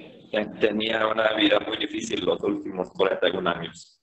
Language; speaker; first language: Spanish; non-native, fluent; Korean